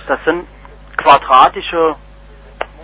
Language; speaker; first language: German; native; German